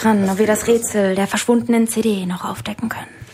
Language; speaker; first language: German; early bilingual, other home language; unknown